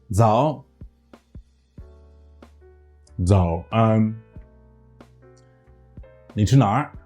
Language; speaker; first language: Chinese; non-native, fluent; English